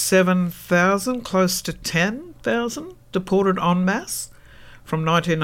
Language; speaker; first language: English; native; English